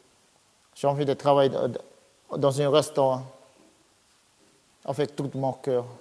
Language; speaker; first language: French; non-native, learner; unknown